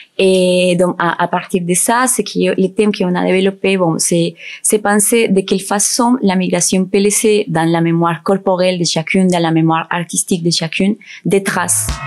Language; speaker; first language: French; non-native, fluent; Spanish